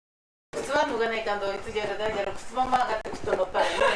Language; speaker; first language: Japanese; native; Japanese